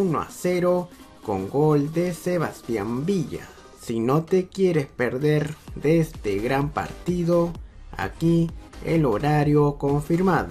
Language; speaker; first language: Spanish; native; Spanish